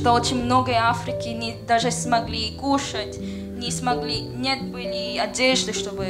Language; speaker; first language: Russian; non-native, learner; Korean